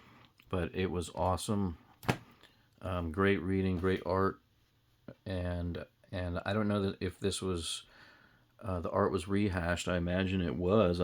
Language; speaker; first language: English; native; English